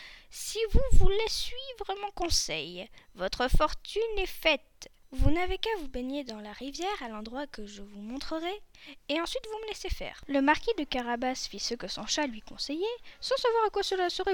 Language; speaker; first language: French; native; French